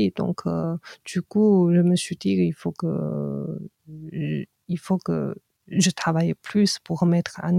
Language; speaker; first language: French; non-native, fluent; Chinese